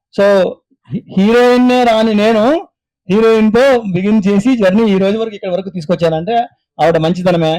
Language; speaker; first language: Telugu; native; Telugu